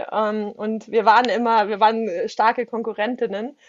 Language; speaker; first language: German; native; German